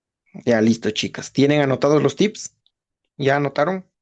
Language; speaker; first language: Spanish; native; Spanish